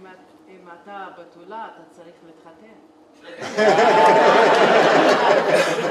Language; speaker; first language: Hebrew; non-native, local second language; Arabic